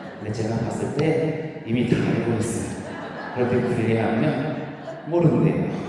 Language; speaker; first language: Korean; native; Korean